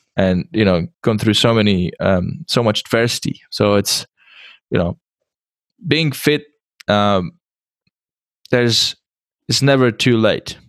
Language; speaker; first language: English; non-native, fluent; Czech